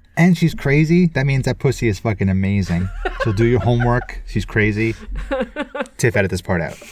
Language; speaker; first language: English; native; English